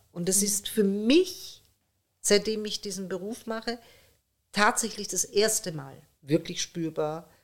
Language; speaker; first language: German; early bilingual, other home language; Persian